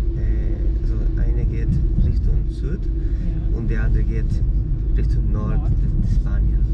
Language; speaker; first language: German; non-native, learner; Spanish